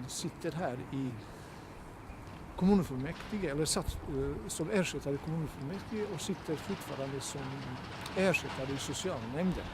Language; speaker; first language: Swedish; non-native, fluent; Bosnian